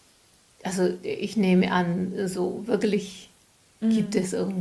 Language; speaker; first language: German; non-native, learner; Korean